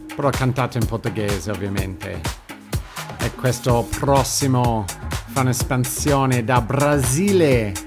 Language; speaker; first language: Italian; non-native, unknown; English